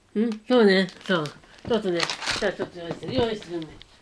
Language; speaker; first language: Japanese; native; Japanese